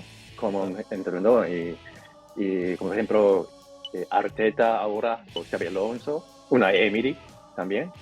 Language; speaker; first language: Spanish; non-native, fluent; Japanese